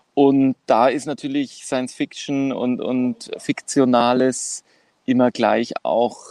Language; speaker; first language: German; non-native, fluent; Greek